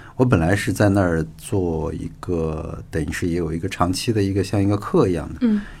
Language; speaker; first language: Chinese; native; Chinese